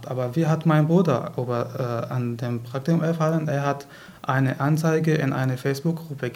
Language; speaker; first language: German; non-native, fluent; Arabic